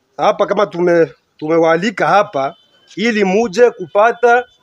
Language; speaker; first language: Swahili; native; Swahili